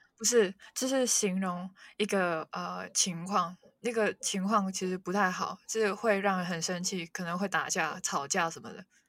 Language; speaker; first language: Chinese; non-native, local second language; Cantonese